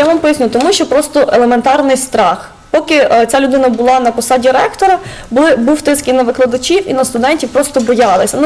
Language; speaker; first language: Ukrainian; native; Ukrainian